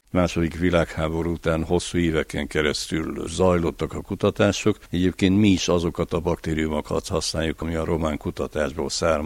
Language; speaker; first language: Hungarian; native; Hungarian